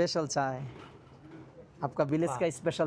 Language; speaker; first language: Hindi; non-native, learner; Bangla